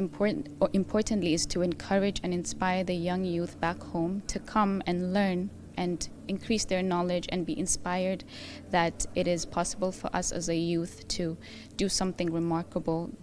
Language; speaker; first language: English; non-native, local second language; Arabic